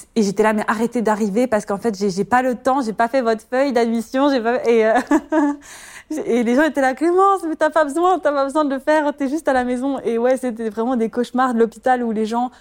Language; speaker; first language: French; native; French